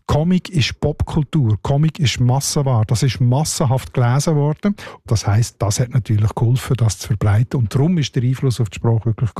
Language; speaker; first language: German; native; German